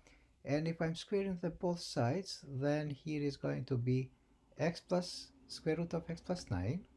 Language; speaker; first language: English; non-native, fluent; Albanian